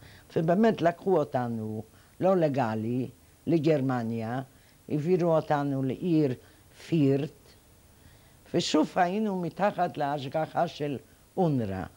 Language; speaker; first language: Hebrew; non-native, fluent; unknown